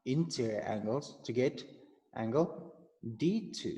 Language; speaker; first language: English; non-native, local second language; Afrikaans